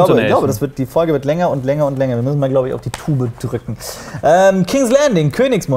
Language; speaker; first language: German; native; German